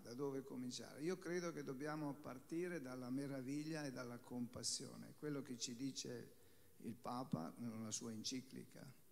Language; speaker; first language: Italian; native; Italian